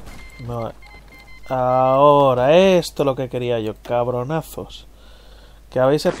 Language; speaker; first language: Spanish; native; Spanish